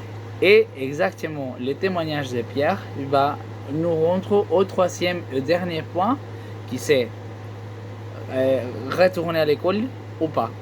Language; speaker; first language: French; non-native, learner; Spanish